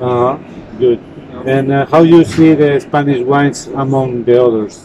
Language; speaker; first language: English; non-native, fluent; Spanish